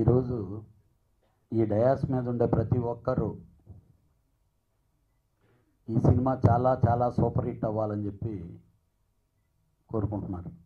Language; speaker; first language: Telugu; native; Telugu